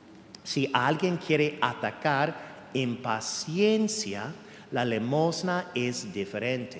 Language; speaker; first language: Spanish; non-native, fluent; English